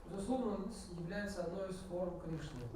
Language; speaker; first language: Russian; native; Russian